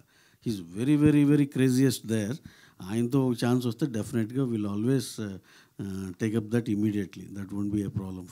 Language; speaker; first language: Telugu; native; Telugu